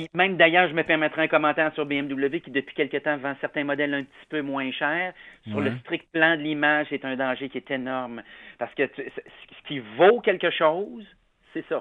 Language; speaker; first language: French; native; French